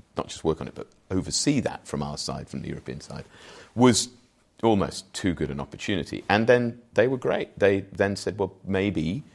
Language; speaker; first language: English; native; English